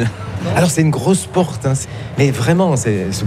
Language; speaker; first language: French; native; French